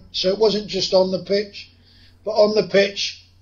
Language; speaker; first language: English; native; English